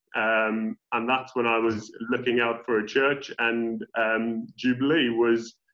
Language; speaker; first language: English; native; English